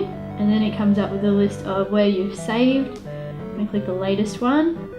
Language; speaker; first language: English; native; English